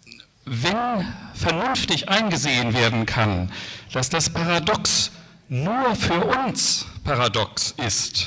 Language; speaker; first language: German; native; German